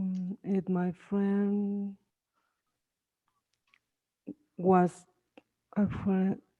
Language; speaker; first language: English; non-native, learner; Spanish